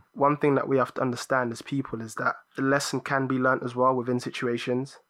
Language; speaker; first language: English; early bilingual, other home language; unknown